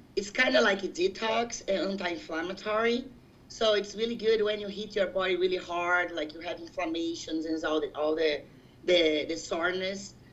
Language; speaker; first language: English; non-native, fluent; Portuguese